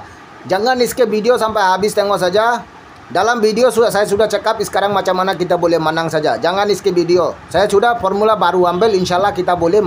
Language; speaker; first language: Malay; non-native, learner; Bangla